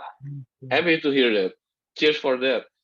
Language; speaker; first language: English; non-native, fluent; Indonesian